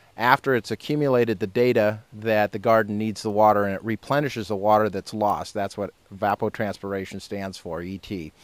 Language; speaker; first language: English; native; English